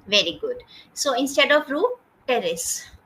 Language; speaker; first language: English; non-native, fluent; Hindi